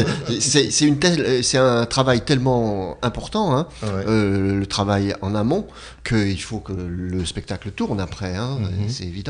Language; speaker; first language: French; native; French